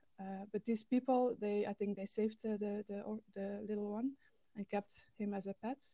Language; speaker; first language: English; non-native, fluent; Dutch